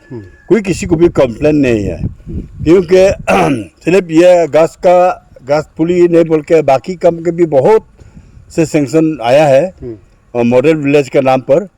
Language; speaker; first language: Hindi; non-native, local second language; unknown